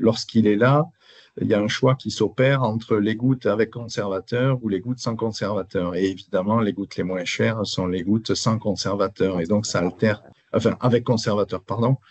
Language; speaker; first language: French; native; French